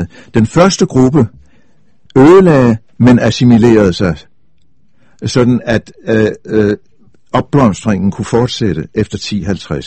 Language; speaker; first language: Danish; native; Danish